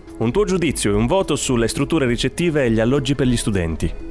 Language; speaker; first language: Italian; native; Italian